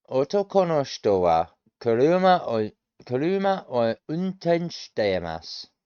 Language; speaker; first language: Japanese; non-native, learner; English